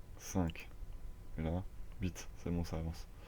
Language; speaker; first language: French; native; French